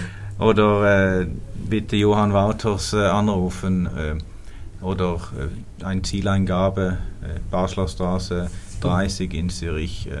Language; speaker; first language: German; non-native, fluent; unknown